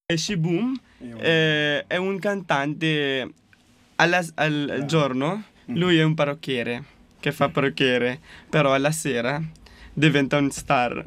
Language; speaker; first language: Italian; non-native, local second language; Filipino